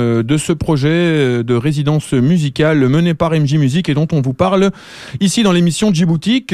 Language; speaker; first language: French; native; French